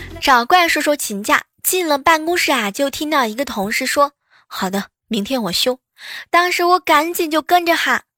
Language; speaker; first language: Chinese; native; Chinese